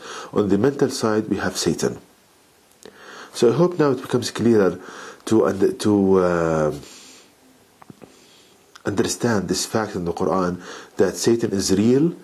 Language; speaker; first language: English; non-native, fluent; Arabic